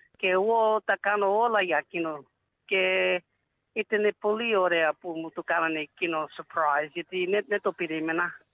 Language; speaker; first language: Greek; early bilingual, heritage; Greek